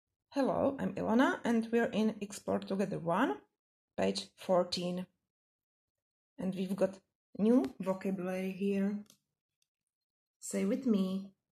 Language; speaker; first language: English; non-native, fluent; Czech